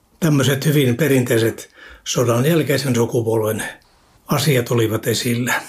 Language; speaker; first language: Finnish; native; Finnish